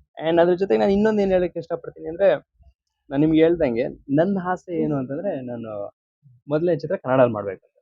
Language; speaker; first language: Kannada; early bilingual, heritage; Kannada